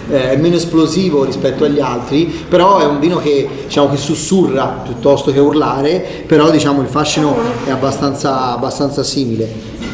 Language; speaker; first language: Italian; native; Italian